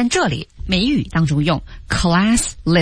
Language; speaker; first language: Chinese; native; Chinese